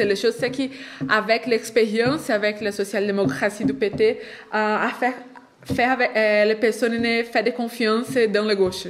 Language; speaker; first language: French; non-native, fluent; Portuguese